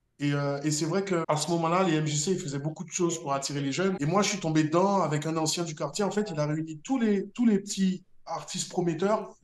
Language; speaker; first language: French; native; French